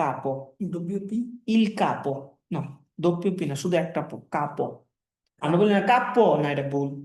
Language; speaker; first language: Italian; non-native, learner; Bangla